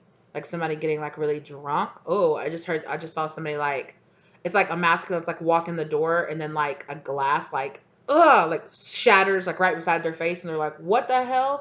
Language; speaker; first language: English; native; English